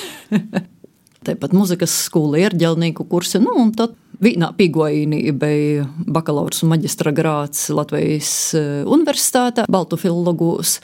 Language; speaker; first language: Latvian; native; Latvian